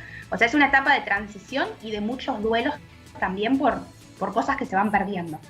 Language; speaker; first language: Spanish; native; Spanish